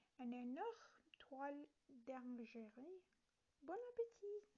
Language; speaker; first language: French; non-native, learner; Italian